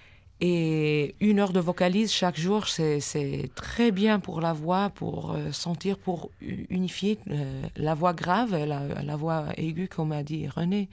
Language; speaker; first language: French; non-native, fluent; English